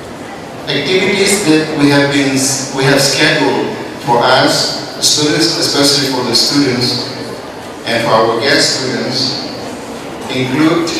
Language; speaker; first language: English; non-native, fluent; Indonesian